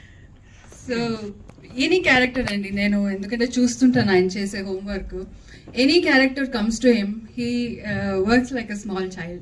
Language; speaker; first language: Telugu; non-native, learner; Kannada